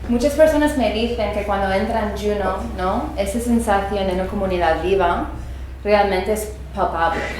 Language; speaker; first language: Spanish; early bilingual, other home language; English